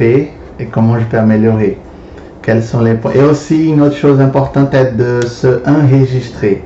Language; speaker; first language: French; non-native, fluent; Portuguese